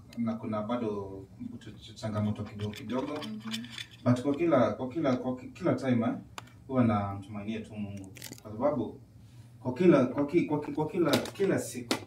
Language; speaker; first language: Swahili; non-native, local second language; Kikuyu